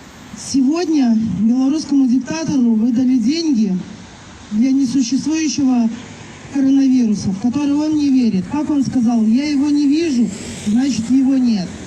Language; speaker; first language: Russian; native; Russian